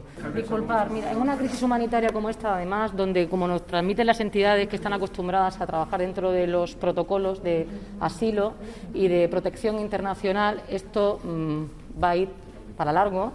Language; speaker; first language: Spanish; native; Spanish